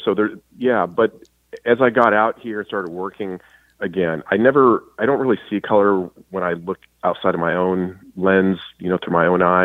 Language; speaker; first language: English; native; English